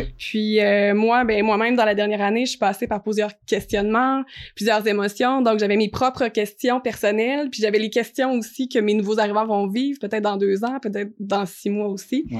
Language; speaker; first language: French; native; French